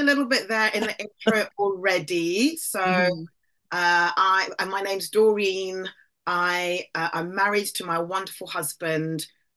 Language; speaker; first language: English; native; English